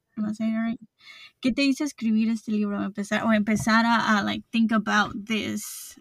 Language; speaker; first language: Spanish; early bilingual, heritage; Spanish